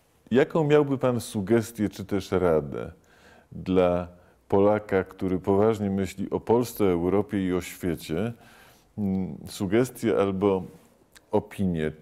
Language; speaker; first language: Polish; native; Polish